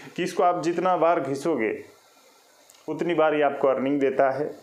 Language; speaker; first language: Hindi; non-native, local second language; Marathi